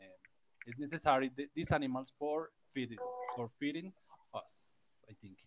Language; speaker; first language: English; non-native, learner; Spanish